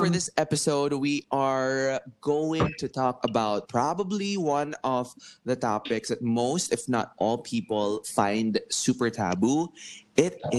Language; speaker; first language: English; non-native, local second language; Filipino